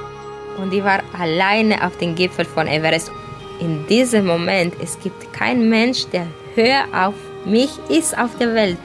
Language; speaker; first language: German; non-native, fluent; Romanian